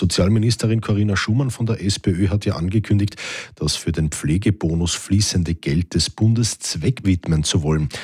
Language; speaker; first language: German; native; German